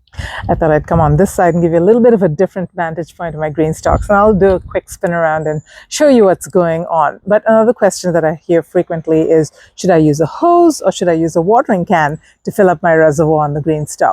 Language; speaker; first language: English; native; English